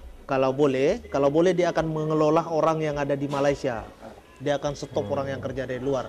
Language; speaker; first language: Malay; early bilingual, heritage; Indonesian